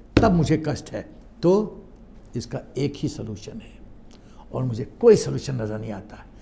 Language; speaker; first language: Hindi; native; Hindi